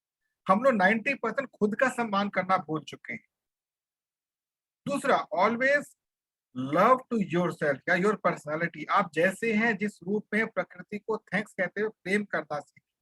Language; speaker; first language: Hindi; native; Hindi